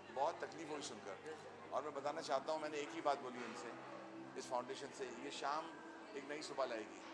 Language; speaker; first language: Hindi; native; Hindi